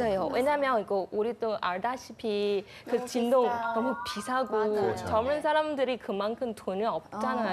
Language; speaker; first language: Korean; non-native, fluent; Chinese